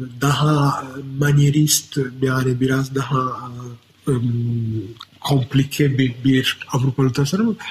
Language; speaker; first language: Turkish; non-native, fluent; Italian